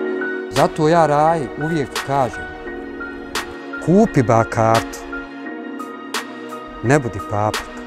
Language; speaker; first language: Serbian; native; Serbian